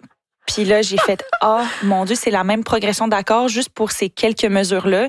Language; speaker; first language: French; native; French